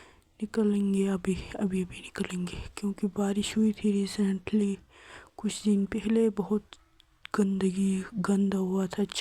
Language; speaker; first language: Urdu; non-native, local second language; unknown